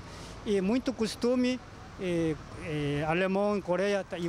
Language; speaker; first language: Portuguese; non-native, learner; Korean